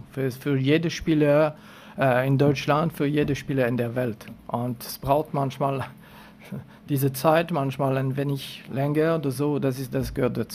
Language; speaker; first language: German; non-native, local second language; French